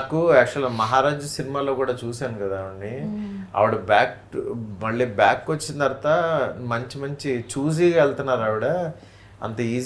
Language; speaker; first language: Telugu; native; Telugu